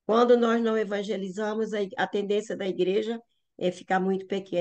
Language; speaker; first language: Portuguese; native; Portuguese